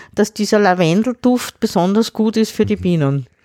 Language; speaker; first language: German; native; German